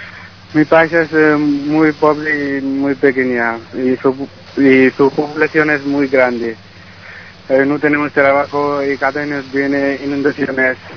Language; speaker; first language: Spanish; non-native, learner; Bangla